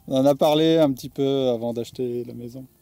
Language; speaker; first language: French; native; French